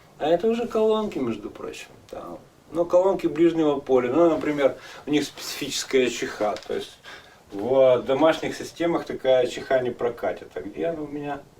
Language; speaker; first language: Russian; native; Russian